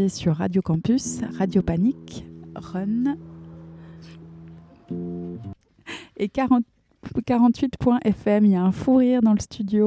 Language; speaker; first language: French; native; French